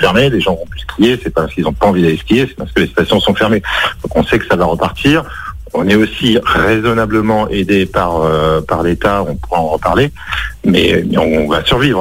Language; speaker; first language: French; native; French